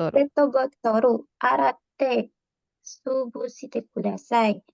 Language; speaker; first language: Japanese; non-native, learner; Indonesian